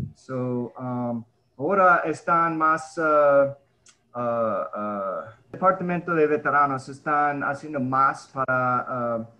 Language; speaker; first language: Spanish; early bilingual, heritage; English